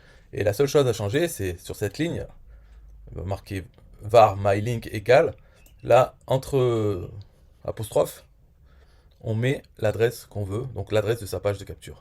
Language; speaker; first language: French; native; French